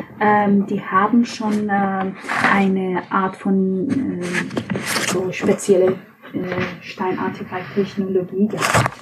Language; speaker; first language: German; non-native, fluent; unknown